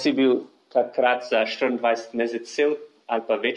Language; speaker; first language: Slovenian; non-native, learner; English